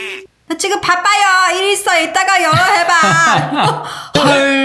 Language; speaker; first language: Korean; non-native, learner; Persian